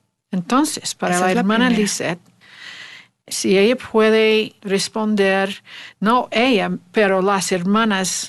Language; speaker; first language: Spanish; non-native, learner; English